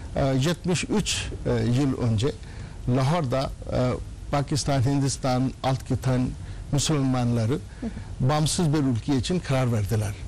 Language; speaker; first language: Turkish; non-native, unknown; Urdu